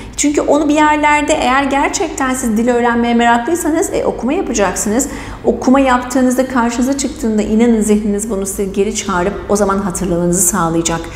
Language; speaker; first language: Turkish; native; Turkish